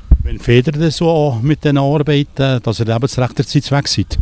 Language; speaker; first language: German; native; German